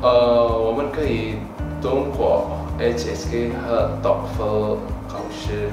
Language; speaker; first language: Chinese; non-native, learner; Indonesian